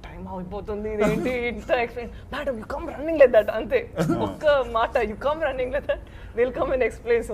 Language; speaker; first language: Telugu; non-native, local second language; Tamil